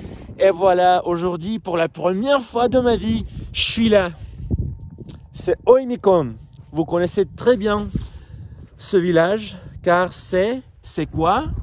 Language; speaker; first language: French; non-native, fluent; Russian